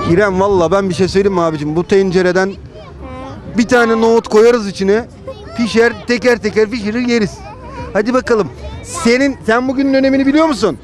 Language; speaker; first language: Turkish; native; Turkish